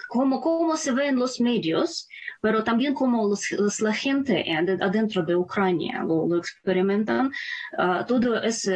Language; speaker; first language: Spanish; non-native, fluent; Ukrainian